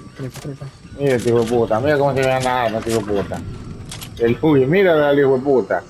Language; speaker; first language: Spanish; native; Spanish